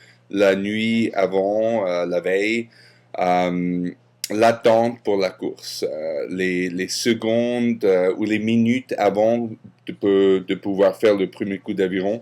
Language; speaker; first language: French; non-native, fluent; German